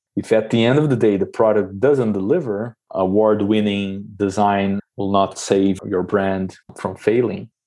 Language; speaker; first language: English; non-native, fluent; Portuguese